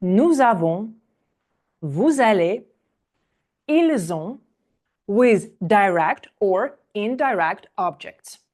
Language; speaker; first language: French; non-native, fluent; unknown